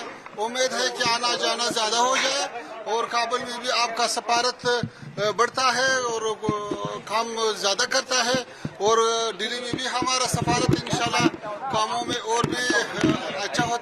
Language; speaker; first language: Hindi; non-native, learner; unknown